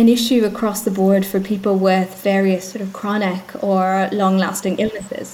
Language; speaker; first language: English; native; English